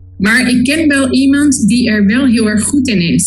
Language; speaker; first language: Dutch; non-native, learner; Spanish